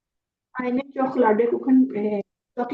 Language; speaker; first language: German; non-native, learner; Urdu